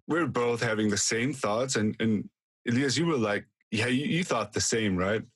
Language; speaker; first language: English; non-native, fluent; German